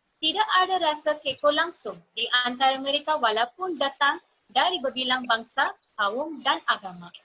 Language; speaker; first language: Malay; non-native, local second language; Tamil